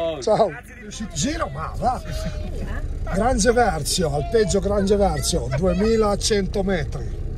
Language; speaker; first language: Italian; native; Italian